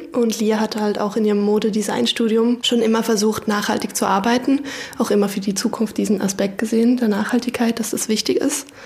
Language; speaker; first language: German; native; German